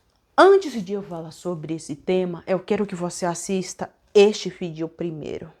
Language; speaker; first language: Portuguese; non-native, local second language; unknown